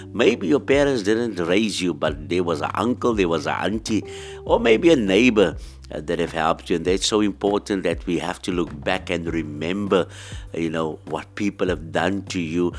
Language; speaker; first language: English; non-native, local second language; Afrikaans